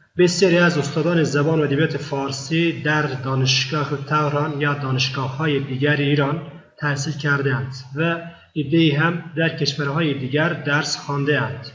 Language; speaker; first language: Persian; non-native, fluent; Turkish